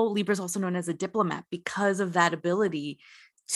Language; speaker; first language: English; native; English